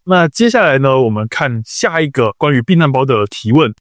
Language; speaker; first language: Chinese; native; Chinese